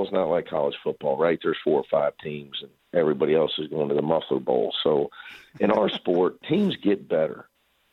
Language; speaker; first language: English; native; English